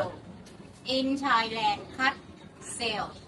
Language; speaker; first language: English; non-native, learner; Thai